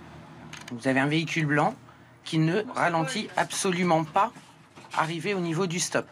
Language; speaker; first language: French; native; French